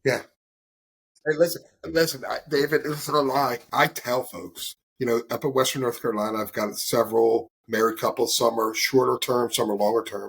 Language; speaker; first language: English; native; English